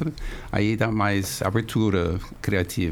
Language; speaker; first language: Spanish; non-native, learner; English